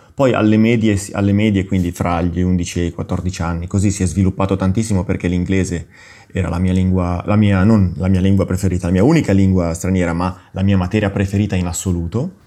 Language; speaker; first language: Italian; native; Italian